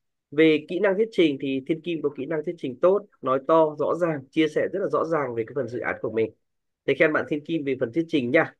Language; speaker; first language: Vietnamese; native; Vietnamese